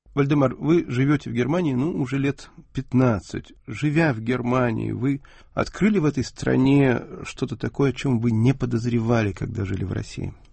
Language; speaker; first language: Russian; native; Russian